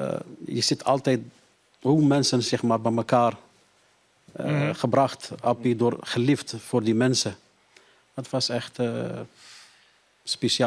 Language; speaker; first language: Dutch; non-native, learner; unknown